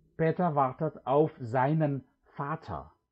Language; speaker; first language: German; non-native, fluent; Indonesian